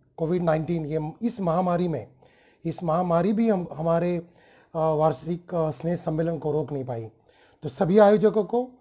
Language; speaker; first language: Hindi; non-native, local second language; Marathi